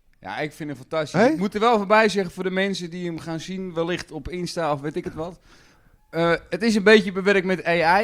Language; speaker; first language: Dutch; native; Dutch